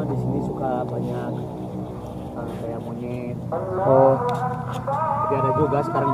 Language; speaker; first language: Indonesian; non-native, local second language; Sundanese